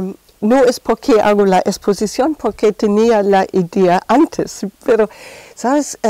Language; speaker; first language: Spanish; non-native, fluent; German